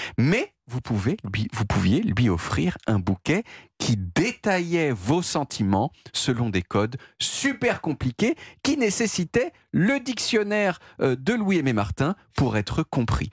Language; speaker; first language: French; native; French